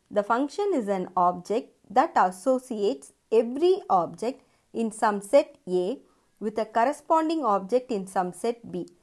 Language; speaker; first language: English; non-native, local second language; Tamil